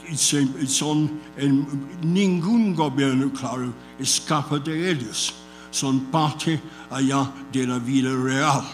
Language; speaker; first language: Spanish; non-native, fluent; English